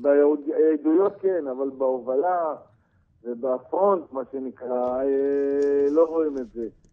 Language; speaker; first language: Hebrew; native; Hebrew